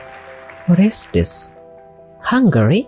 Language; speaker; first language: English; non-native, learner; Indonesian